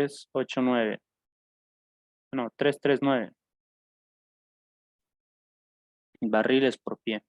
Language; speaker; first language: Spanish; native; Spanish